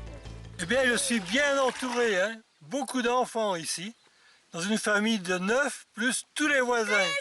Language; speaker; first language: French; native; French